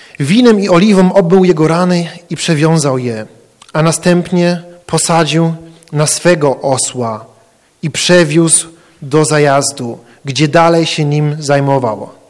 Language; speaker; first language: Polish; early bilingual, heritage; Polish